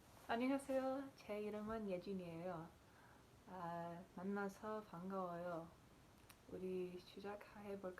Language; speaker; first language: Korean; non-native, learner; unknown